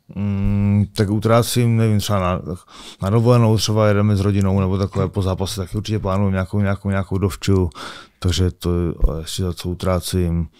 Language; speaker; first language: Czech; native; Czech